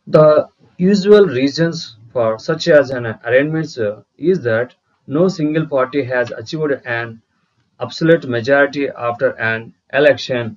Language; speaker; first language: English; non-native, local second language; Telugu